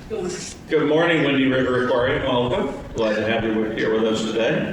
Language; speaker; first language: English; native; English